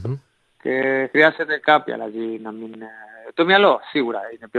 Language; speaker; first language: Greek; non-native, fluent; Spanish